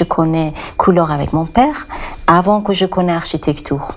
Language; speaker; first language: French; non-native, learner; Persian